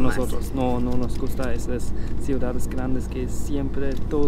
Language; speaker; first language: Spanish; non-native, learner; German